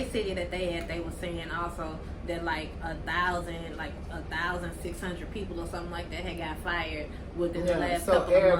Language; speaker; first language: English; native; English